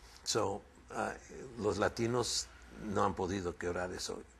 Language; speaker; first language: Spanish; early bilingual, other home language; English